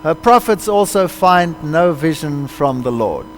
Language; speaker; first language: English; non-native, local second language; Afrikaans